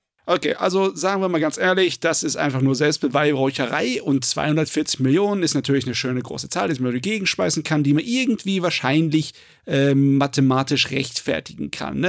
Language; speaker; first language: German; native; German